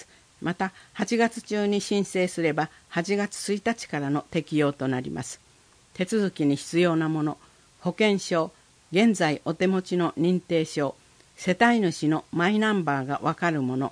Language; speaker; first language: Japanese; native; Japanese